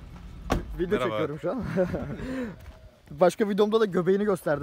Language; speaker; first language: Turkish; native; Turkish